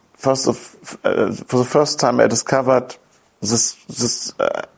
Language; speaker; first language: English; non-native, fluent; German